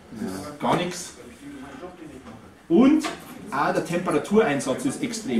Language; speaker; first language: German; native; German